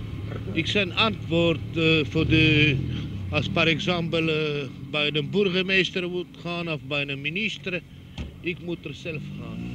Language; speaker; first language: Dutch; non-native, local second language; Romany